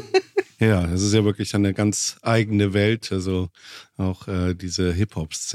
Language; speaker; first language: German; native; German